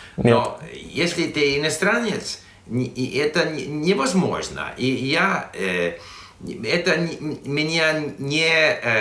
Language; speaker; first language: Russian; non-native, fluent; English